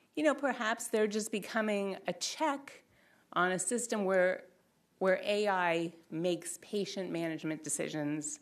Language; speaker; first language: English; native; English